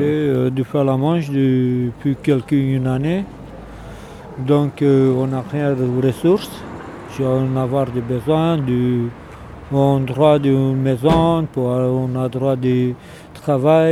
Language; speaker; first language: French; non-native, learner; Romanian